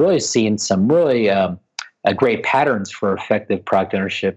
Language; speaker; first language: English; native; English